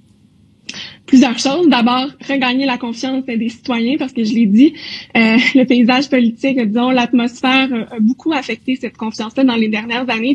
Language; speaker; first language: French; native; French